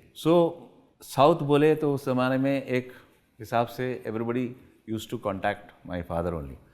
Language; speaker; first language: Hindi; non-native, local second language; Tamil